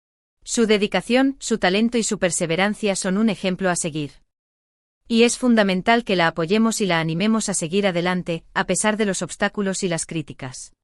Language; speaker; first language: Spanish; native; Spanish